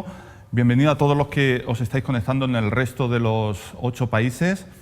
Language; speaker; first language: Spanish; native; Spanish